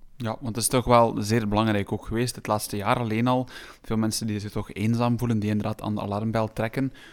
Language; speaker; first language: Dutch; native; Dutch